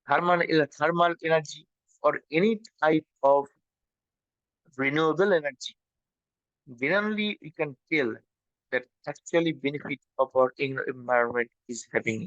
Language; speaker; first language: English; non-native, local second language; Bangla